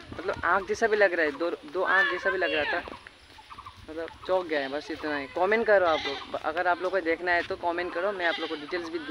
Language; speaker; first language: Hindi; non-native, local second language; Nepali